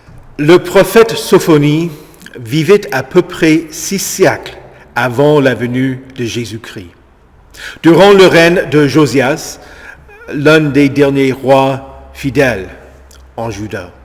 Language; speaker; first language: French; native; French